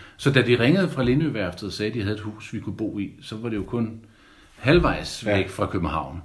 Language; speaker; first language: Danish; native; Danish